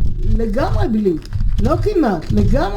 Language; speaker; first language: Hebrew; early bilingual, other home language; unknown